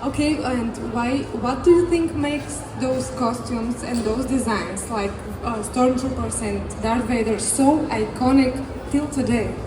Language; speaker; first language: English; non-native, fluent; Bulgarian